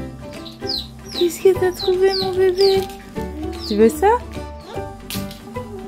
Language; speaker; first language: French; native; French